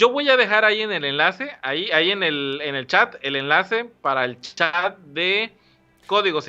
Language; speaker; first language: Spanish; native; Spanish